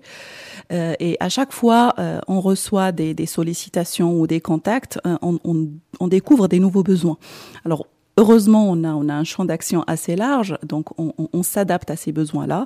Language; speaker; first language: French; non-native, local second language; Arabic